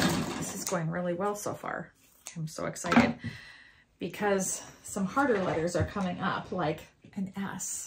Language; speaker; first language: English; native; English